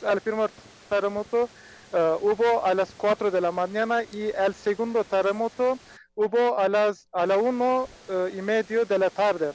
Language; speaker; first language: Spanish; non-native, fluent; Turkish